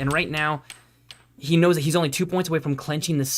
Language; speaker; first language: English; native; English